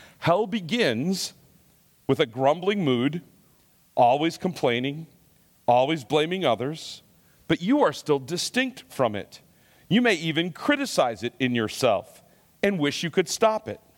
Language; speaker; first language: English; native; English